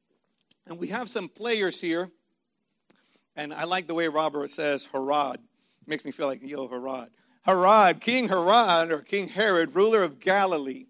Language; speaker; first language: English; native; English